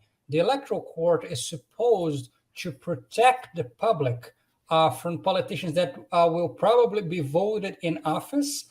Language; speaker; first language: English; non-native, fluent; Portuguese